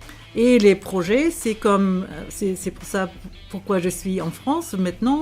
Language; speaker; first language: French; non-native, fluent; German